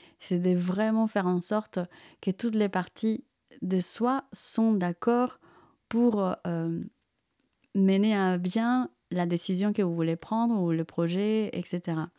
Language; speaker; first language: French; non-native, fluent; Spanish